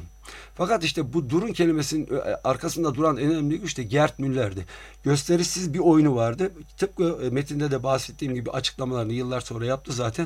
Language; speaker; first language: Turkish; native; Turkish